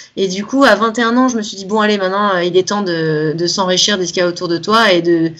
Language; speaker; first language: French; native; French